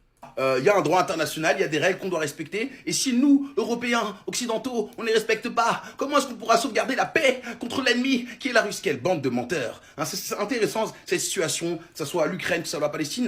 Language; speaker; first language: French; native; French